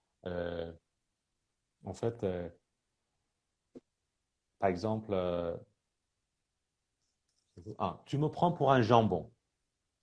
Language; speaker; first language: French; non-native, fluent; Persian